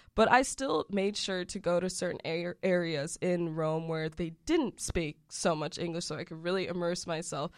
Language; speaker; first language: English; native; English